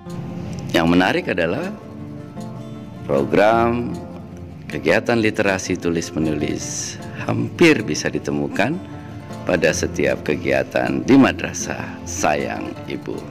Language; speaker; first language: Indonesian; native; Indonesian